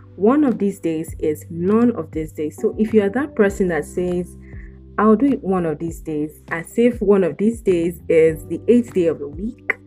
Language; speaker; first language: English; non-native, local second language; Yoruba